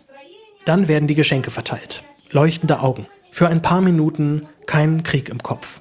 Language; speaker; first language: German; native; German